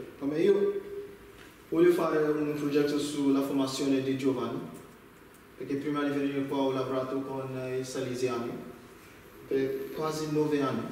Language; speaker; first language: Italian; non-native, learner; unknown